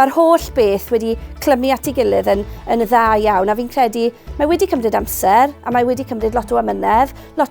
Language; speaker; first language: Welsh; native; Welsh